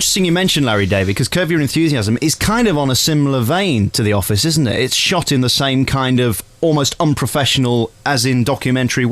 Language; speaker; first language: English; native; English